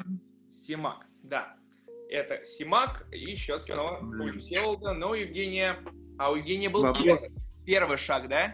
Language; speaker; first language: Russian; native; Russian